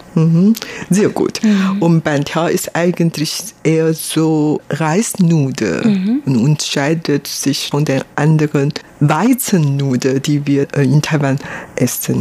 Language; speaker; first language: German; non-native, fluent; Hakka Chinese